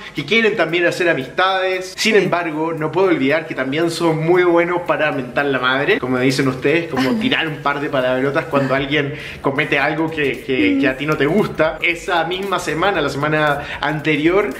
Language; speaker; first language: Spanish; native; Spanish